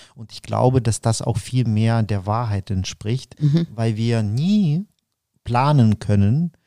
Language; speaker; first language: German; non-native, fluent; Ukrainian